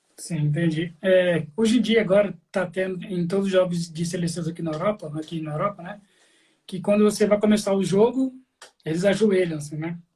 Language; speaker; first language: Portuguese; native; Portuguese